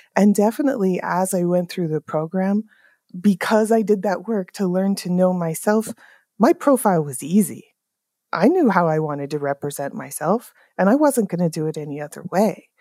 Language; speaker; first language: English; native; English